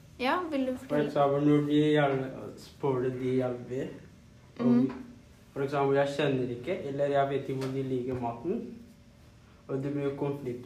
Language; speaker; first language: Norwegian; non-native, learner; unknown